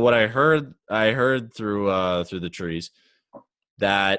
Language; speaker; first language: English; native; English